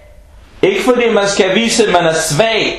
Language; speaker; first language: Danish; early bilingual, other home language; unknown